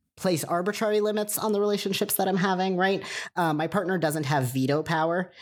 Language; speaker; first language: English; native; English